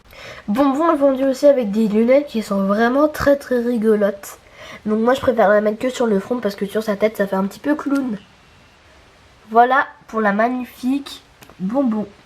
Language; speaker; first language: French; native; French